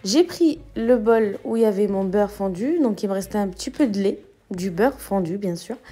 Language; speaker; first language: French; non-native, local second language; Arabic